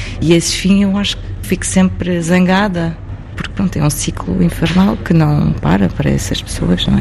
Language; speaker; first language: Portuguese; early bilingual, heritage; Portuguese